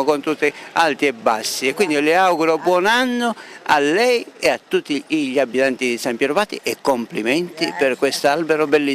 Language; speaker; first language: Italian; native; Italian